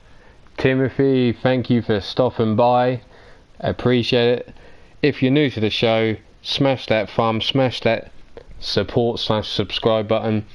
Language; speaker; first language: English; native; English